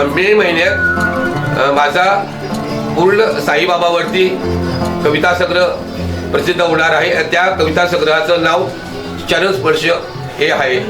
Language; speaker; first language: Marathi; non-native, local second language; Konkani